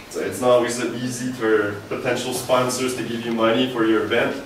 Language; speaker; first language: English; native; English